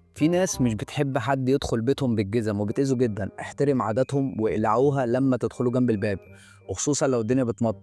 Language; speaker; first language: Arabic; native; Arabic